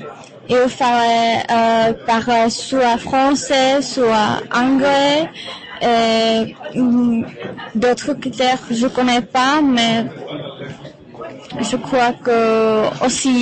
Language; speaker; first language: French; non-native, fluent; Czech